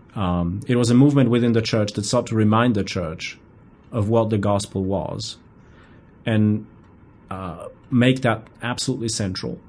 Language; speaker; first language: English; non-native, fluent; Polish